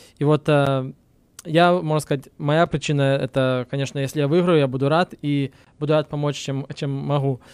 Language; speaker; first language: Russian; early bilingual, heritage; Russian